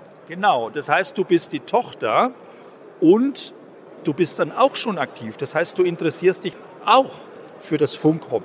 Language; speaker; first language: German; native; German